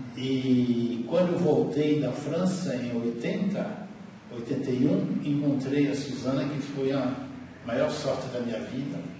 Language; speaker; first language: Portuguese; early bilingual, other home language; French